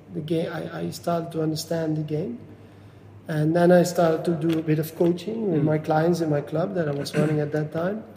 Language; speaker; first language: English; non-native, fluent; Dutch